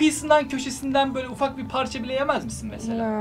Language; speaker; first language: Turkish; native; Turkish